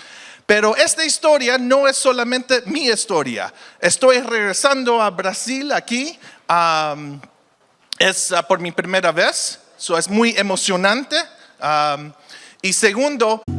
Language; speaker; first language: Spanish; early bilingual, heritage; Spanish